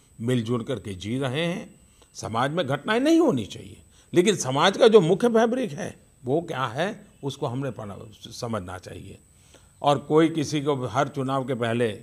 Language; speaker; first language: Hindi; non-native, local second language; Gujarati